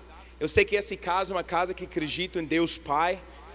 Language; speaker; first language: Portuguese; non-native, learner; English